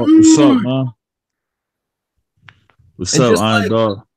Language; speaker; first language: English; native; English